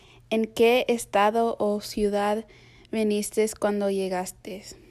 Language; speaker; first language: Spanish; early bilingual, heritage; Spanish